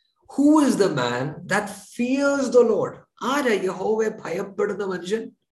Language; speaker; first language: English; non-native, local second language; Malayalam